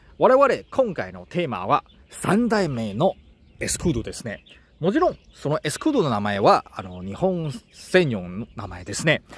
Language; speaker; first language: Japanese; non-native, learner; Chinese